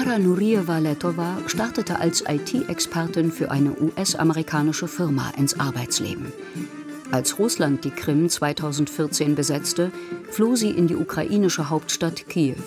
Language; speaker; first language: German; native; German